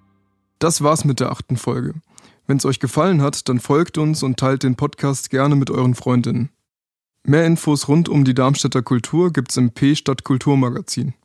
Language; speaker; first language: German; native; German